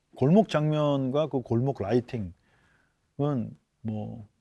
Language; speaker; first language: Korean; native; Korean